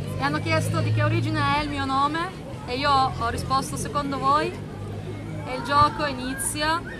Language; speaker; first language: Italian; early bilingual, other home language; Arabic